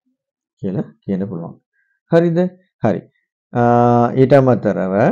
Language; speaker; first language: Sinhala; non-native, local second language; Tamil